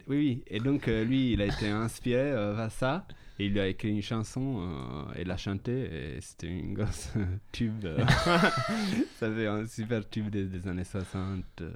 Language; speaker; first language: French; non-native, fluent; Italian